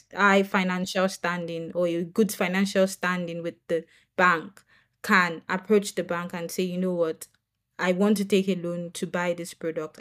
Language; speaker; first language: English; non-native, local second language; Yoruba